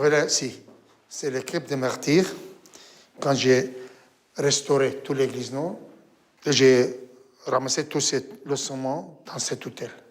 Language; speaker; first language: French; non-native, fluent; Assyrian Neo-Aramaic